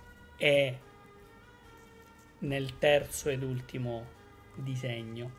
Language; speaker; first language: Italian; native; Italian